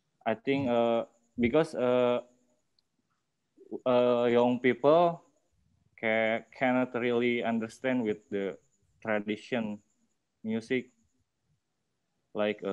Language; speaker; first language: English; non-native, learner; Indonesian